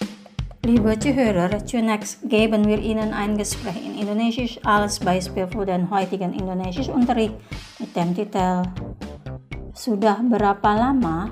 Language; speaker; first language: German; non-native, fluent; Indonesian